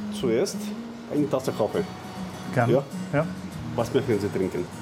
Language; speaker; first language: German; non-native, learner; Russian